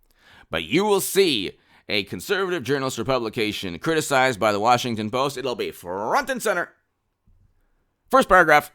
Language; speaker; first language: English; native; English